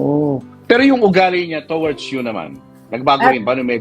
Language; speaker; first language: Filipino; native; Filipino